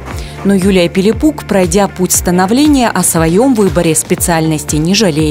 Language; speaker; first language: Russian; native; Russian